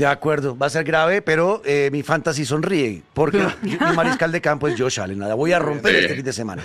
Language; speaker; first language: Spanish; native; Spanish